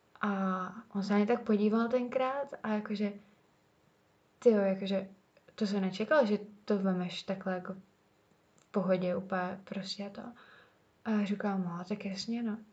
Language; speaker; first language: Czech; native; Czech